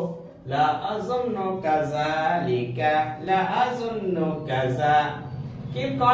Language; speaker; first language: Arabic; non-native, fluent; Hindi